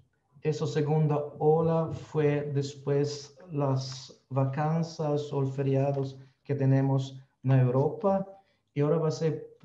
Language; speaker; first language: Spanish; non-native, fluent; Slovenian